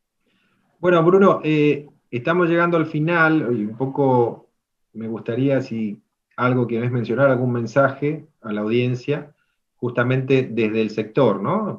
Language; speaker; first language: Spanish; native; Spanish